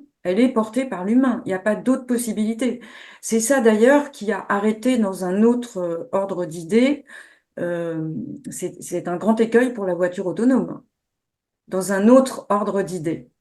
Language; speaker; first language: French; native; French